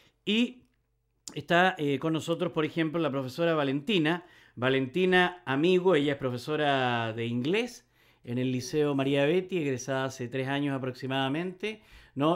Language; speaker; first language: Spanish; native; Spanish